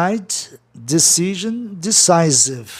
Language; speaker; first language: English; non-native, fluent; Portuguese